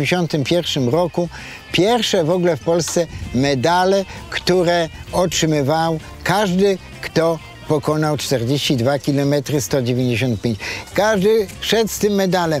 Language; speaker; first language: Polish; native; Polish